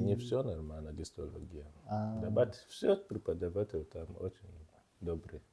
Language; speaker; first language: Russian; non-native, learner; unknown